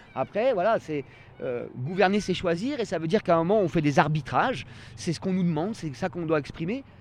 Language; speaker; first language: French; native; French